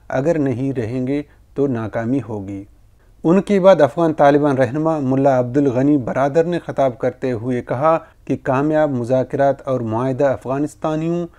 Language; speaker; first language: Urdu; non-native, local second language; Baluchi